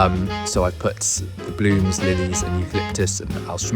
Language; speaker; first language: English; native; English